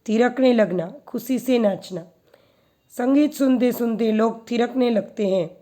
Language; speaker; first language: Hindi; non-native, local second language; Gujarati